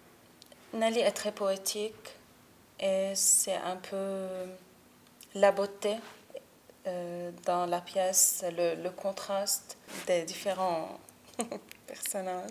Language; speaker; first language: French; non-native, local second language; Arabic